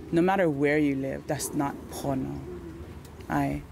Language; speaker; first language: English; native; English